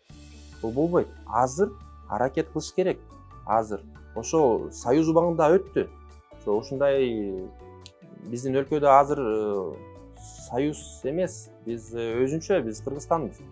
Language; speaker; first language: Kyrgyz; non-native, local second language; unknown